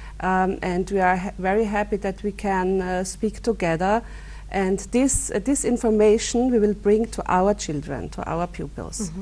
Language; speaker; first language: English; non-native, fluent; German